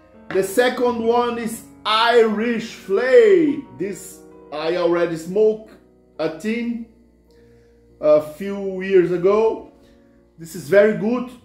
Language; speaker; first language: English; non-native, fluent; Portuguese